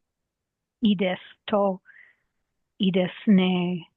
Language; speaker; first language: Japanese; non-native, learner; English